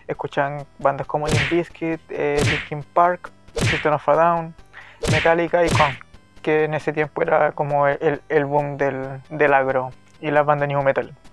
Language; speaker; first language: Spanish; native; Spanish